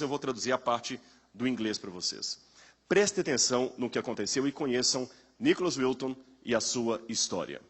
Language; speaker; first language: Portuguese; native; Portuguese